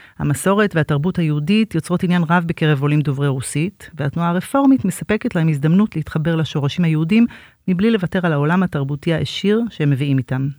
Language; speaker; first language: Hebrew; native; Hebrew